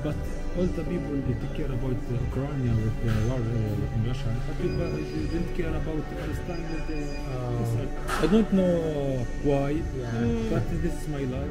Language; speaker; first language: English; non-native, learner; Arabic